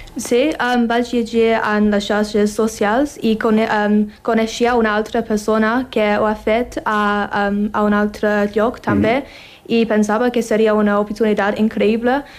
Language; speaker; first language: Catalan; non-native, learner; English